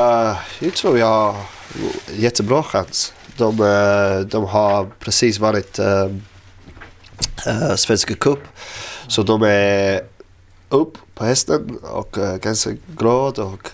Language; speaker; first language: Swedish; non-native, learner; English